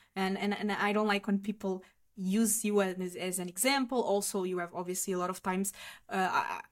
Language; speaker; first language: English; non-native, fluent; Portuguese